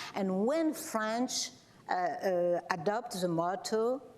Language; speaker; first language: English; non-native, learner; French